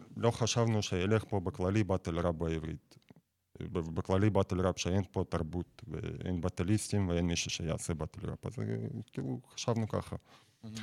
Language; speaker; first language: Hebrew; non-native, fluent; Russian